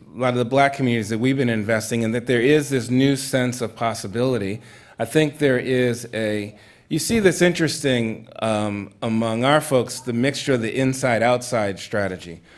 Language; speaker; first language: English; native; English